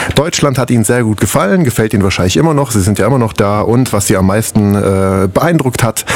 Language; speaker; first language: German; native; German